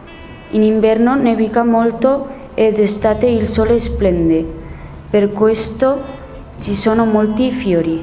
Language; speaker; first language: Italian; non-native, learner; Spanish